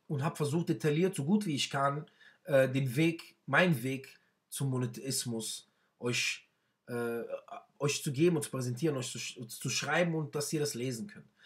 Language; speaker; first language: German; non-native, fluent; Arabic